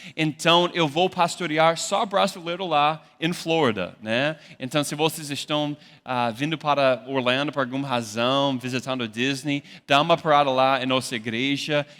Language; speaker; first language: Portuguese; non-native, fluent; English